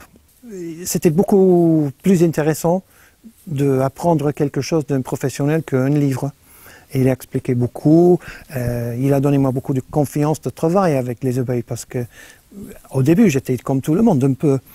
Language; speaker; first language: French; non-native, fluent; English